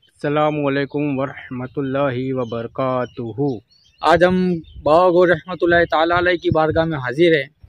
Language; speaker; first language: Urdu; non-native, local second language; Gujarati